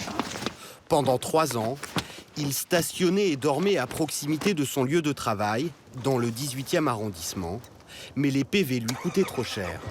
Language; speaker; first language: French; native; French